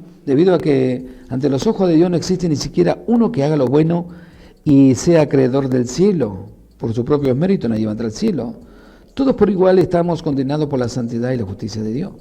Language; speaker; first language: Spanish; native; Spanish